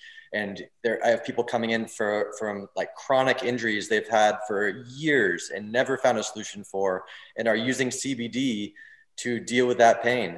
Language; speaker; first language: English; native; English